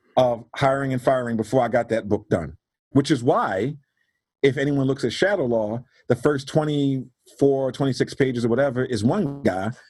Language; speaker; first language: English; native; English